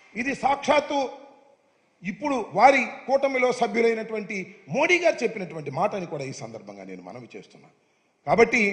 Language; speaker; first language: Telugu; native; Telugu